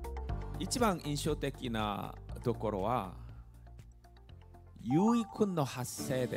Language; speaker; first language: Japanese; non-native, learner; Korean